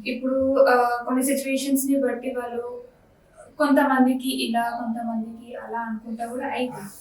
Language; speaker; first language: Telugu; non-native, local second language; Bangla